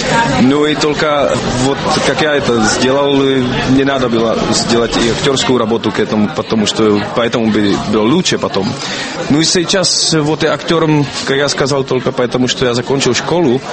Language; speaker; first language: Russian; non-native, learner; Czech